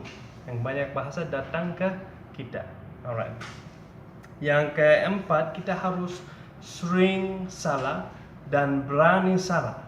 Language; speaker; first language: Indonesian; non-native, fluent; English